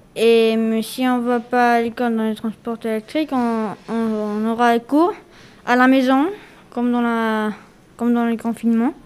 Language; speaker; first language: French; early bilingual, heritage; French